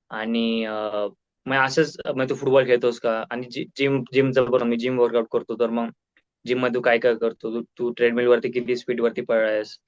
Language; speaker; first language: Marathi; native; Marathi